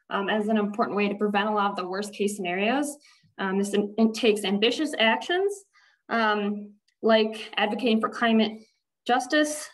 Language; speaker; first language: English; native; English